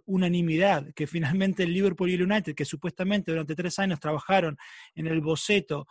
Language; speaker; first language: Spanish; native; Spanish